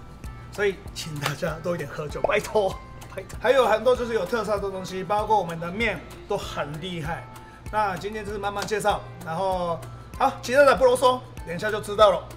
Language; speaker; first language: Chinese; non-native, fluent; Japanese